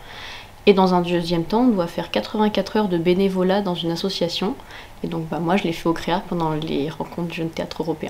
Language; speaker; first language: French; native; French